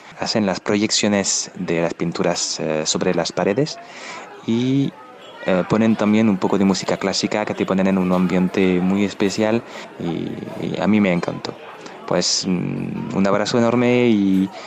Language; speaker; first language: Spanish; non-native, fluent; French